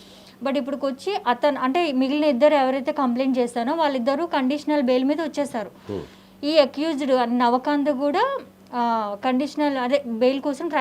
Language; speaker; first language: Telugu; native; Telugu